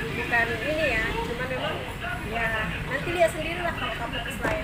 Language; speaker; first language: Indonesian; non-native, local second language; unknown